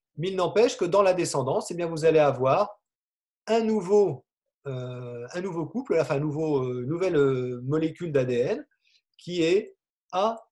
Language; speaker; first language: French; native; French